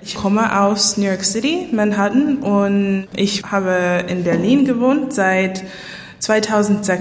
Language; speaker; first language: German; non-native, learner; English